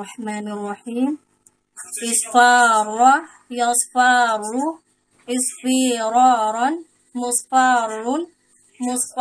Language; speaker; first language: Arabic; non-native, learner; Indonesian